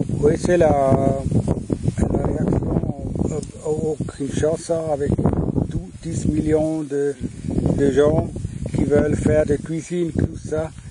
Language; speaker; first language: French; non-native, fluent; German